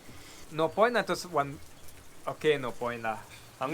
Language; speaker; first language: Indonesian; native; Indonesian